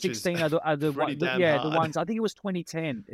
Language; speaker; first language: English; non-native, local second language; Italian